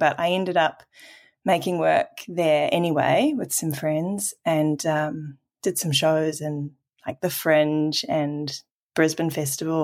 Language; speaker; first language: English; native; English